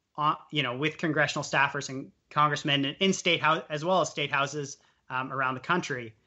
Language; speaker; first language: English; native; English